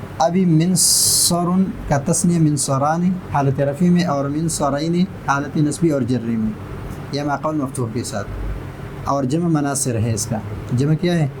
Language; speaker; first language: Urdu; non-native, local second language; Pashto